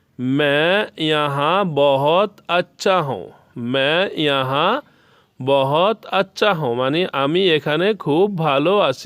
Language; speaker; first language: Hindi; non-native, learner; Bangla